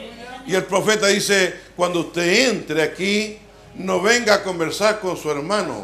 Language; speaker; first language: Spanish; native; Spanish